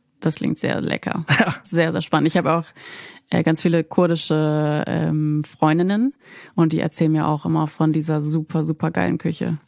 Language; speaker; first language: German; native; German